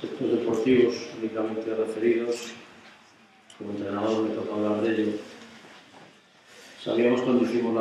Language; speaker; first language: Spanish; native; Spanish